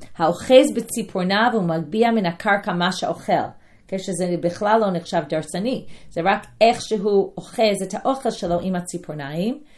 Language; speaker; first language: Hebrew; non-native, fluent; English